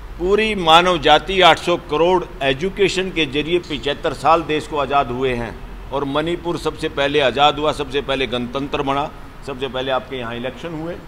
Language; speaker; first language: Hindi; native; Hindi